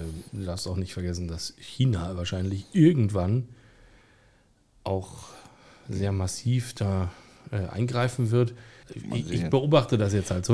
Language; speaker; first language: German; native; German